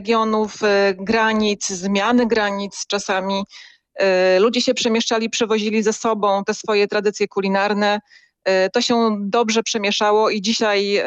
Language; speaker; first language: Polish; native; Polish